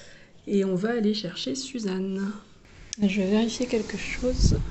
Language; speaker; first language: French; native; French